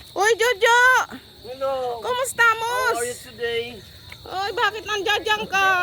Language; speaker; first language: Filipino; non-native, local second language; Waray